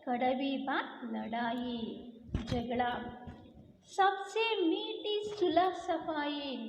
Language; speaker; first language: Hindi; non-native, local second language; Kannada